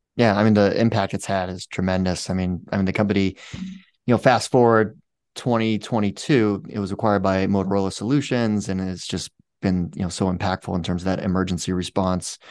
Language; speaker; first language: English; native; English